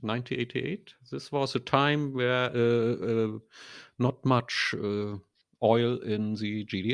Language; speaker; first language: English; non-native, learner; German